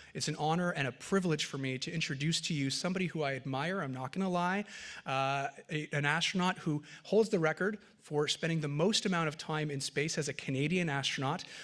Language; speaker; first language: English; early bilingual, other home language; French